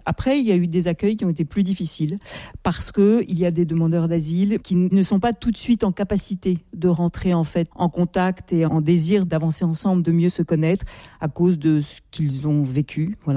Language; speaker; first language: French; native; French